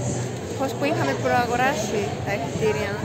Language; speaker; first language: Greek; non-native, fluent; Japanese